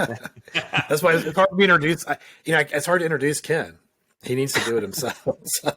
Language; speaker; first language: English; native; English